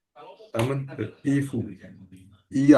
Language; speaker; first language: Chinese; non-native, learner; Indonesian